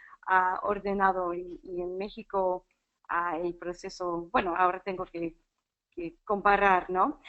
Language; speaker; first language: Spanish; non-native, fluent; English